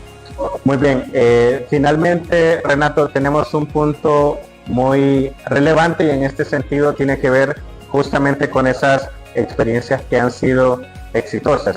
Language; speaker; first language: Spanish; native; Spanish